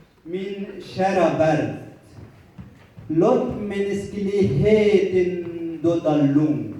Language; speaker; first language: Swedish; non-native, learner; Kurdish